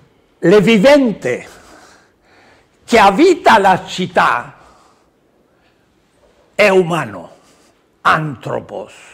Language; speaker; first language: Italian; non-native, learner; Spanish